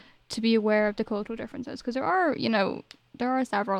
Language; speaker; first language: English; native; English